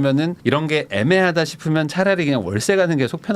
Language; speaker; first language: Korean; native; Korean